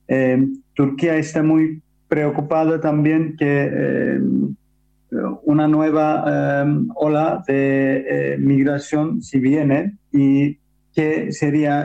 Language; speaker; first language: Spanish; non-native, fluent; Turkish